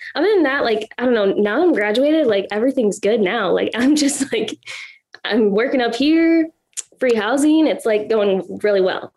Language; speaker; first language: English; native; English